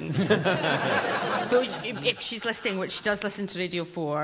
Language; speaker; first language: English; native; English